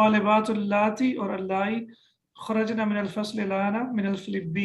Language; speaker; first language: Arabic; non-native, fluent; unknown